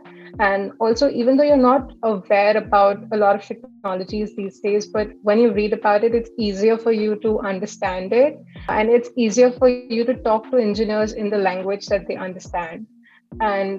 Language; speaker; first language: English; non-native, local second language; Hindi